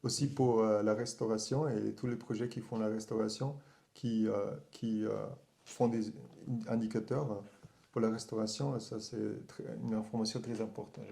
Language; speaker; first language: French; non-native, learner; German